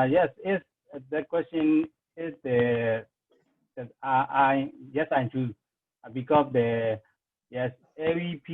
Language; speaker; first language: English; non-native, learner; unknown